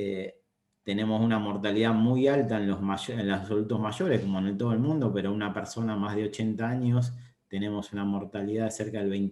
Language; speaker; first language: Spanish; native; Spanish